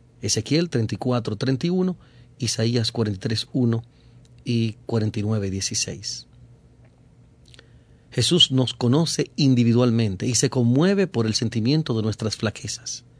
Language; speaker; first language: Spanish; native; Spanish